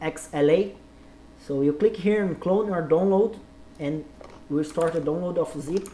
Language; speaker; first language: English; non-native, learner; Portuguese